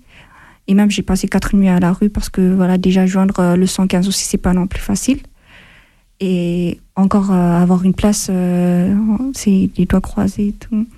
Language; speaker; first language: French; non-native, fluent; Amharic